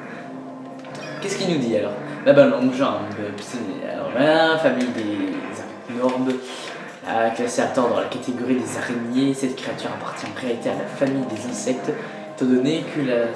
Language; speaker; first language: French; native; French